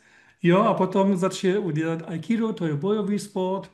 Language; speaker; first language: Czech; non-native, learner; German